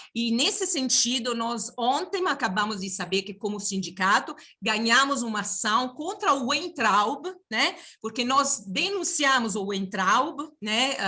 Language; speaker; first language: Portuguese; non-native, fluent; Italian